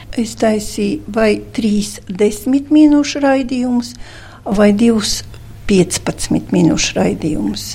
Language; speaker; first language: Latvian; non-native, local second language; Russian